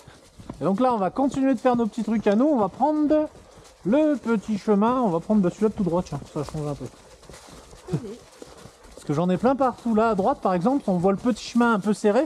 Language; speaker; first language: French; native; French